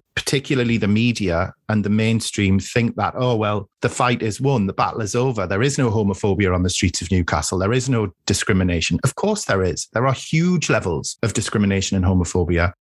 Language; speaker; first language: English; native; English